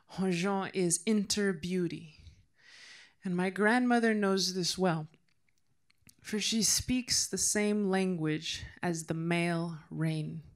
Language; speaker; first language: English; native; English